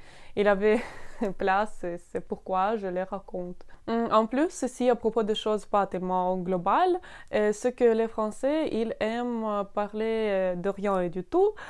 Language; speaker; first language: French; non-native, fluent; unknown